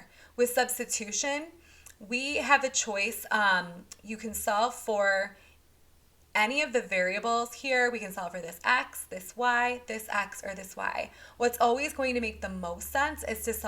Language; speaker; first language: English; native; English